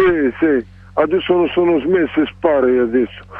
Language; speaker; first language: Italian; non-native, learner; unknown